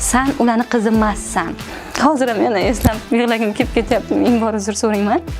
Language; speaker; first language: Uzbek; non-native, local second language; Russian